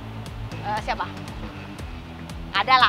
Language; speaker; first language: Indonesian; native; Indonesian